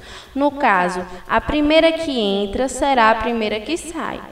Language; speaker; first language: Portuguese; native; Portuguese